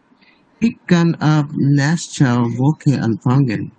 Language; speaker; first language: German; non-native, learner; Bangla